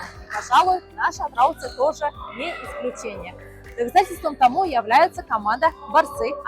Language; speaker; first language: Russian; native; Russian